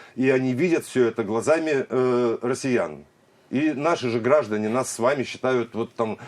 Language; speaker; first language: Russian; native; Russian